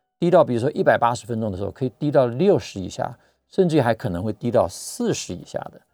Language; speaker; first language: Chinese; native; Chinese